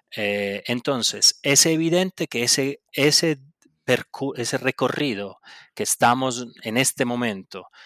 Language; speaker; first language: Spanish; non-native, local second language; Italian